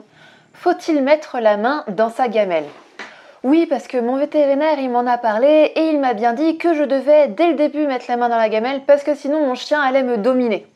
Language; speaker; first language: French; native; French